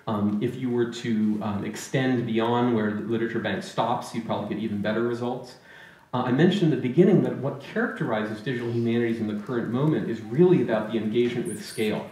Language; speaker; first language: English; native; English